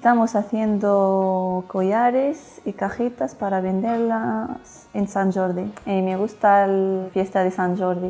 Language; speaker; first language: Spanish; non-native, learner; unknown